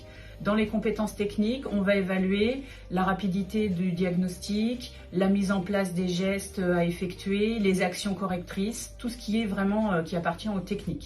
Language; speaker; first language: French; native; French